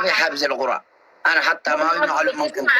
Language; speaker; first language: Arabic; non-native, learner; Oromo